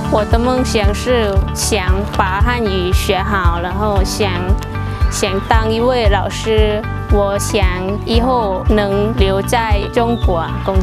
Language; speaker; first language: Chinese; non-native, learner; Lao